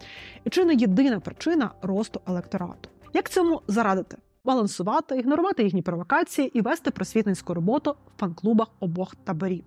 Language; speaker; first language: Ukrainian; non-native, local second language; Russian